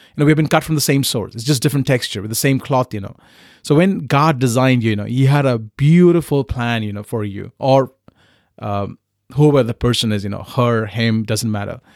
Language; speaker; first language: English; non-native, local second language; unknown